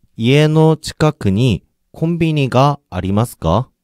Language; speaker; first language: Japanese; non-native, learner; Korean